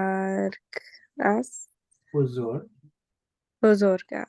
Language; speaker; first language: Persian; non-native, learner; English